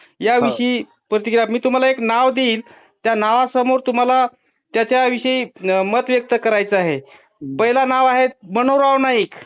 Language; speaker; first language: Marathi; non-native, local second language; Lambadi